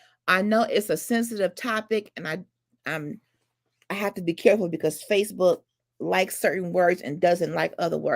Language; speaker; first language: English; native; English